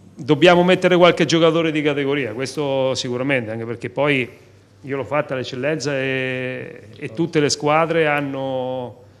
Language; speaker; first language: Italian; native; Italian